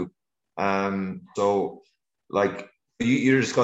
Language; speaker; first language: English; native; English